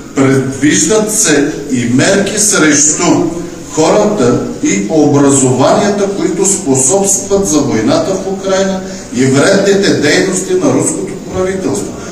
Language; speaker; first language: Bulgarian; non-native, local second language; Turkish